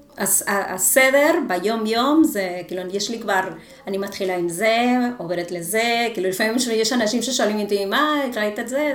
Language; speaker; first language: Hebrew; non-native, fluent; Spanish